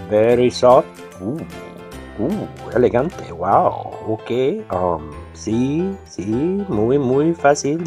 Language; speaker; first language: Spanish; non-native, learner; English